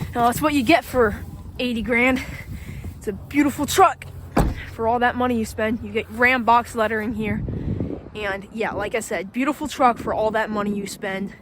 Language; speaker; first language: English; native; English